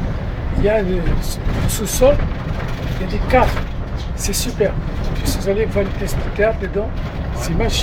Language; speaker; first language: French; non-native, fluent; Portuguese